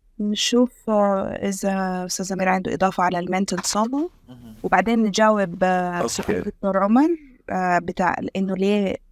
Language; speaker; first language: Arabic; native; Arabic